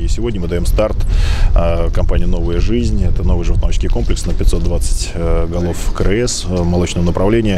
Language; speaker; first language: Russian; native; Russian